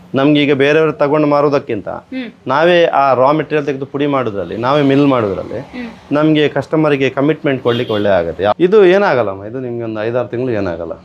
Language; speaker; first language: Kannada; native; Kannada